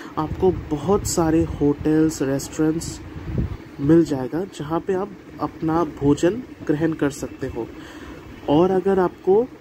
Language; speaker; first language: Hindi; non-native, local second language; Bangla